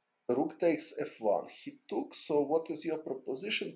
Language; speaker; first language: English; non-native, fluent; Ukrainian